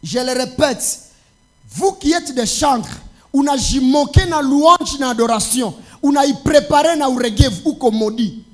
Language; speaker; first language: French; non-native, local second language; Swahili